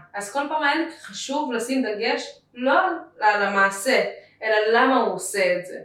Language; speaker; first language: Hebrew; early bilingual, other home language; Russian